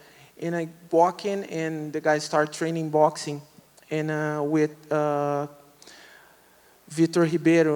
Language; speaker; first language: English; non-native, learner; Portuguese